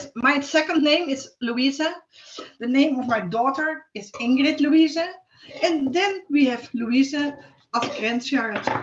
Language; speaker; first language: English; non-native, learner; Dutch